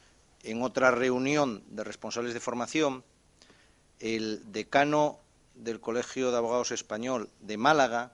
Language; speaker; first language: Spanish; native; Spanish